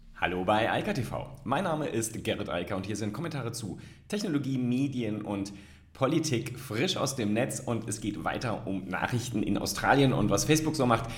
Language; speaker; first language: German; native; German